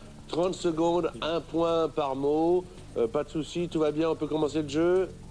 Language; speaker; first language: French; native; French